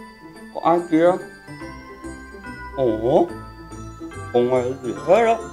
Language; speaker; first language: Vietnamese; native; Vietnamese